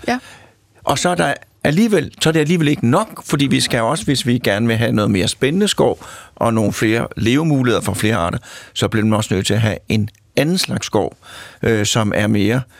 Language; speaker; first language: Danish; native; Danish